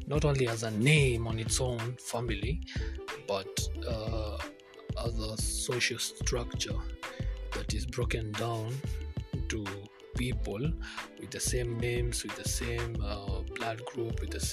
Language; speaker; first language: English; non-native, local second language; Kikuyu